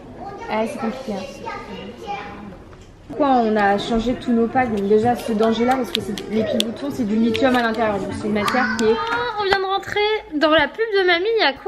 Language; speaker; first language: French; native; French